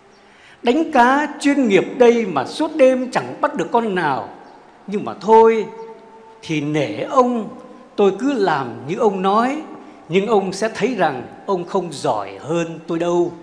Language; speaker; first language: Vietnamese; native; Vietnamese